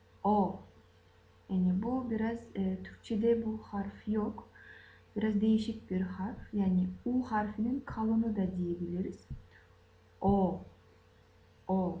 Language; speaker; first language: Turkish; non-native, fluent; Kazakh